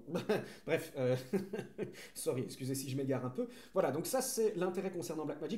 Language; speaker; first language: French; native; French